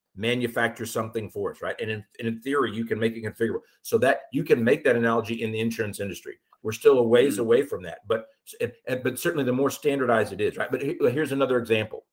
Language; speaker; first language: English; native; English